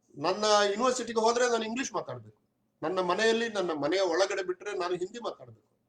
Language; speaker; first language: Kannada; non-native, local second language; Tulu